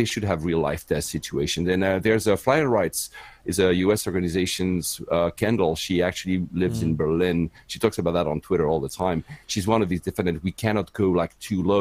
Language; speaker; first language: English; non-native, fluent; French